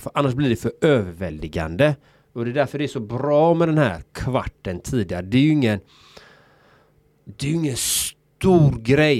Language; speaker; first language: Swedish; native; Swedish